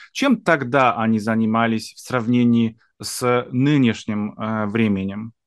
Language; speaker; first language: Russian; non-native, fluent; Polish